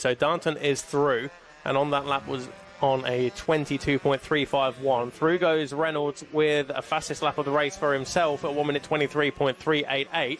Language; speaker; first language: English; native; English